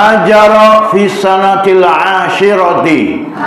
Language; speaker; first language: Arabic; non-native, fluent; Indonesian